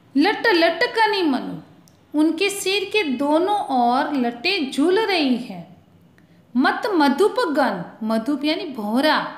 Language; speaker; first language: Hindi; non-native, local second language; Gujarati